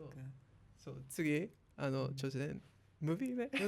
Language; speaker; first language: Japanese; non-native, learner; English